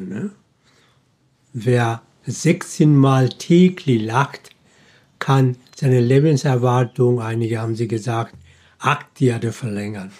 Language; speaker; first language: German; non-native, fluent; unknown